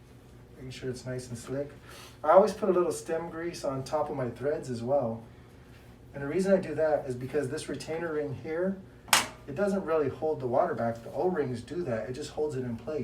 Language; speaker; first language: English; native; English